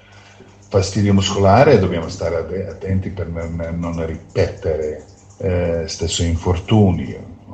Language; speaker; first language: Italian; non-native, fluent; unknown